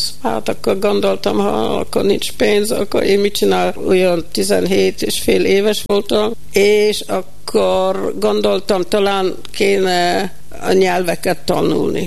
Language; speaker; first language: Hungarian; early bilingual, heritage; Hungarian